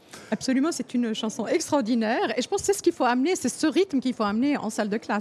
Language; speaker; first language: French; non-native, local second language; Arabic